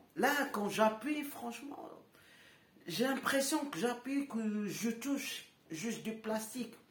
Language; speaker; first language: French; non-native, local second language; Arabic